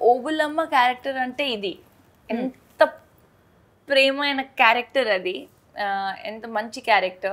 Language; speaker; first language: Telugu; non-native, fluent; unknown